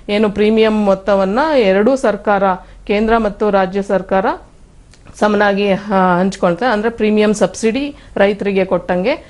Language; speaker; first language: Kannada; native; Kannada